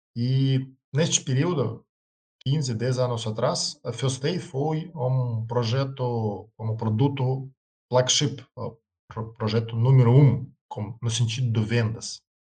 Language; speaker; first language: Portuguese; non-native, learner; Russian